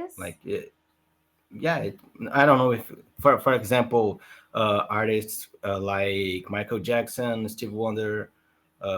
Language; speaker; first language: English; non-native, learner; Portuguese